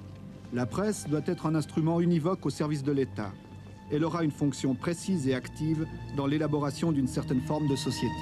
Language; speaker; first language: French; native; French